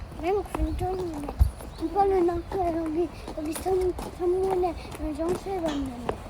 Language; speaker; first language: Korean; early bilingual, heritage; Korean